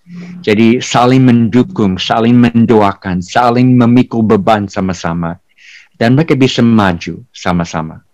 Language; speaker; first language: Indonesian; non-native, fluent; English